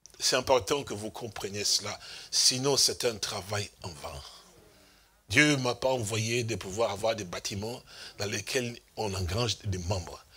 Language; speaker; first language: French; non-native, local second language; Lingala